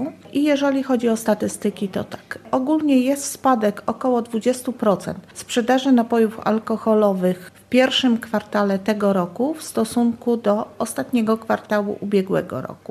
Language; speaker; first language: Polish; native; Polish